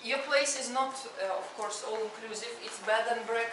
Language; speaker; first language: English; non-native, fluent; Russian